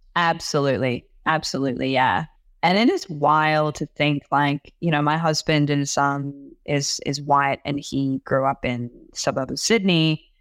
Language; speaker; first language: English; non-native, local second language; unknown